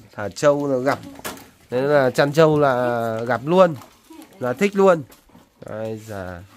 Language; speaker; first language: Vietnamese; native; Vietnamese